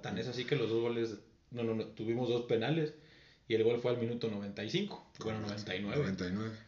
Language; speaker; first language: Spanish; native; Spanish